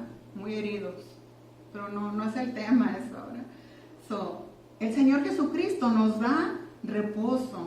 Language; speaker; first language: Spanish; native; Spanish